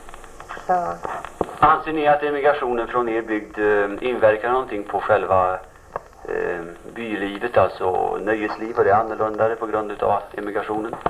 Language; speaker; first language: Swedish; native; Swedish